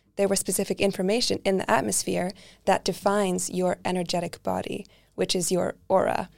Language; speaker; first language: English; early bilingual, other home language; Icelandic